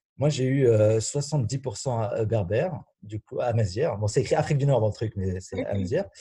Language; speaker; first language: French; non-native, local second language; Arabic